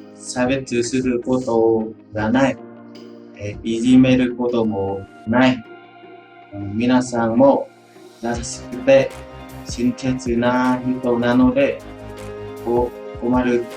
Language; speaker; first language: Japanese; non-native, learner; Vietnamese